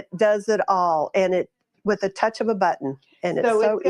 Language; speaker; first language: English; native; English